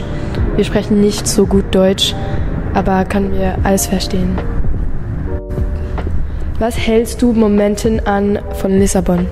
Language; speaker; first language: German; non-native, learner; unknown